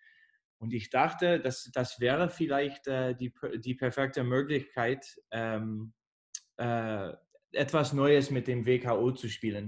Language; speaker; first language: German; non-native, fluent; English